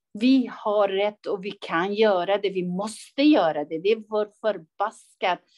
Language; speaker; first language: Swedish; non-native, fluent; Persian